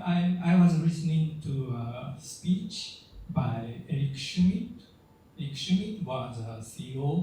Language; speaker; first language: English; non-native, fluent; Japanese